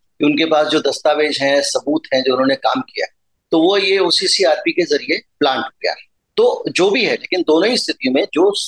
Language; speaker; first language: Hindi; native; Hindi